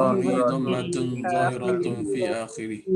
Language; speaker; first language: Arabic; non-native, learner; Malay